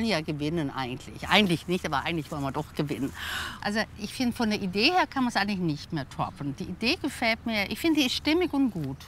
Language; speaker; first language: German; native; German